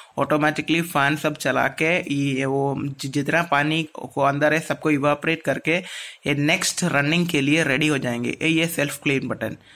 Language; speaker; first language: Hindi; non-native, local second language; Malayalam